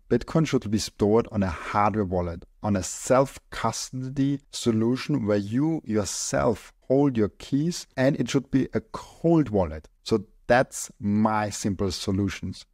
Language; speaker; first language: English; non-native, fluent; German